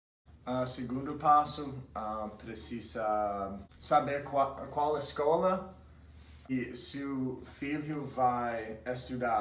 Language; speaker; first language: Portuguese; non-native, fluent; English